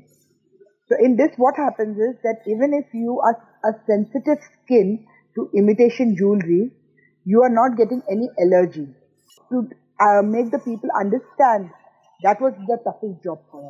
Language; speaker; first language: English; non-native, local second language; Gujarati